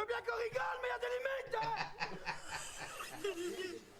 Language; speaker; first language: French; native; French